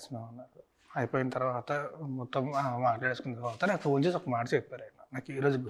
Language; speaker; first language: Telugu; native; Telugu